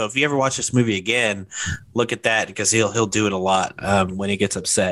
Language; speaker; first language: English; native; English